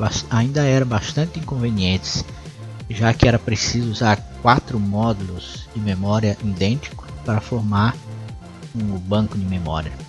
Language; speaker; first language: Portuguese; native; Portuguese